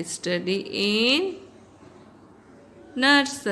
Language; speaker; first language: English; non-native, local second language; Hindi